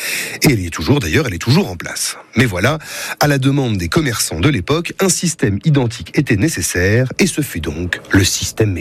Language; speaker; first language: French; native; French